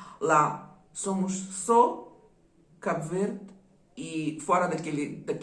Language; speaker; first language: Portuguese; non-native, fluent; Russian